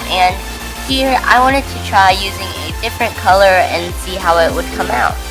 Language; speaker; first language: English; native; English